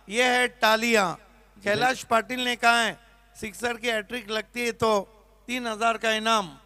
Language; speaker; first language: Hindi; non-native, local second language; Marathi